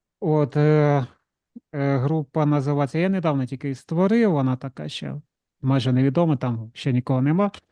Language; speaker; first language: Ukrainian; non-native, local second language; Russian